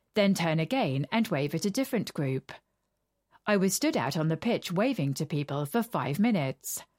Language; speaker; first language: English; native; English